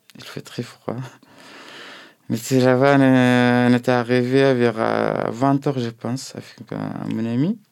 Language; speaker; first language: French; non-native, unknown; Arabic